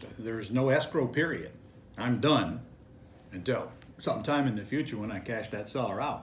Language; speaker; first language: English; native; English